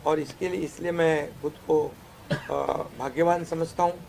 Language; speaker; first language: Hindi; non-native, local second language; Marathi